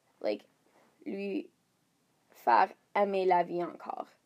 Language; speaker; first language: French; non-native, learner; English